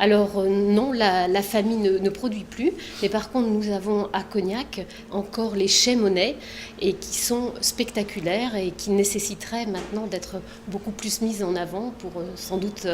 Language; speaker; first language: French; native; French